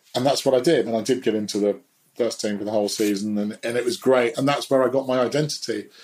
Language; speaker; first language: English; native; English